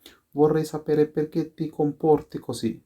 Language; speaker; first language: Italian; non-native, fluent; Sinhala